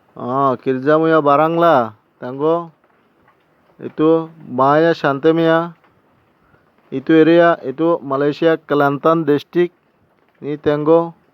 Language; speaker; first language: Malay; non-native, learner; Bangla